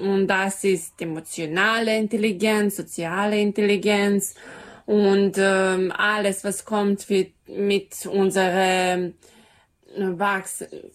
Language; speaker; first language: German; non-native, learner; Serbian